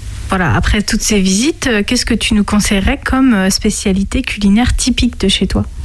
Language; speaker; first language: French; native; French